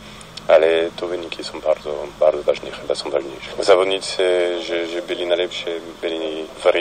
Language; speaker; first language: Polish; non-native, fluent; French